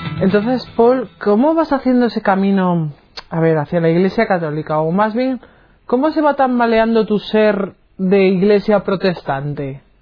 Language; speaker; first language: Spanish; native; Spanish